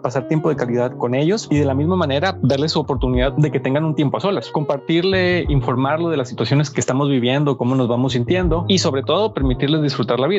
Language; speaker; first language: Spanish; native; Spanish